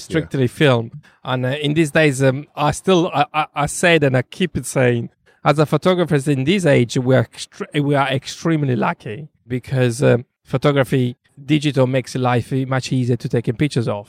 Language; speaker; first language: English; non-native, fluent; Italian